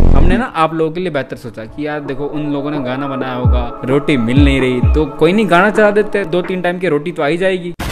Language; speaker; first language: Hindi; native; Hindi